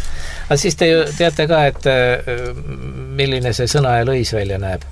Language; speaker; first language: Estonian; native; Estonian